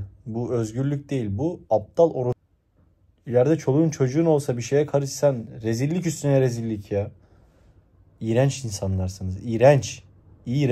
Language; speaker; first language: Turkish; native; Turkish